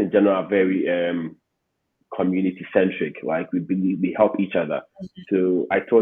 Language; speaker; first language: English; non-native, local second language; Akan